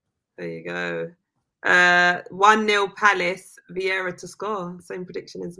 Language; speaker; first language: English; native; English